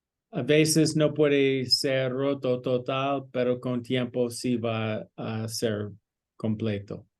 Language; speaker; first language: Spanish; non-native, learner; English